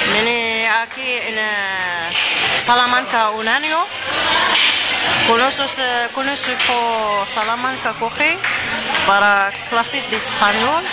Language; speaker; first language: Spanish; non-native, learner; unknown